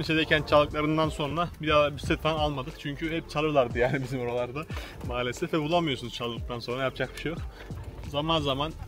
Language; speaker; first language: Turkish; native; Turkish